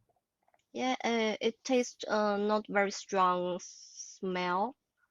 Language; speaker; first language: English; non-native, learner; Chinese